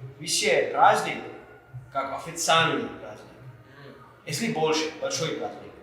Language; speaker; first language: Russian; non-native, learner; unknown